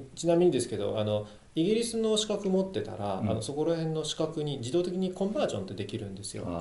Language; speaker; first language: Japanese; non-native, fluent; Chinese